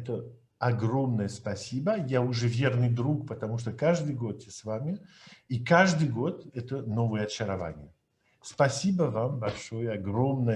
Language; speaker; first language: Russian; non-native, fluent; French